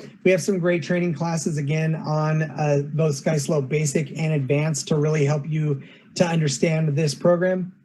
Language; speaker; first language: English; native; English